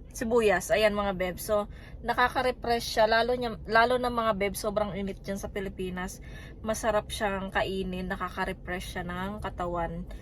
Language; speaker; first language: Filipino; non-native, local second language; Pampanga